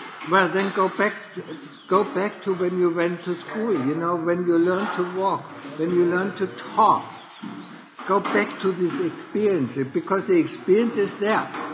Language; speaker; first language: English; non-native, fluent; German